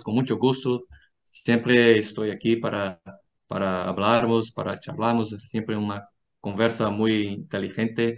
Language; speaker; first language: Spanish; non-native, fluent; Portuguese